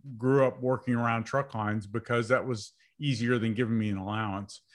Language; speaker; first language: English; native; English